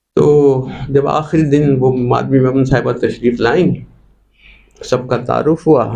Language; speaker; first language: Urdu; native; Urdu